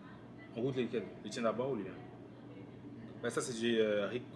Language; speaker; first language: French; native; French